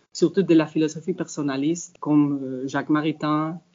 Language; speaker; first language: French; non-native, fluent; Spanish